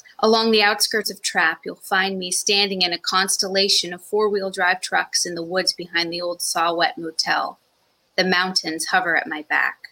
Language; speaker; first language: English; native; English